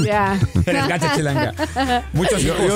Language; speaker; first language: Spanish; native; Spanish